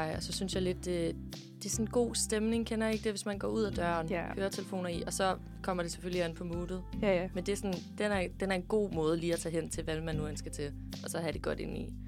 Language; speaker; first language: Danish; native; Danish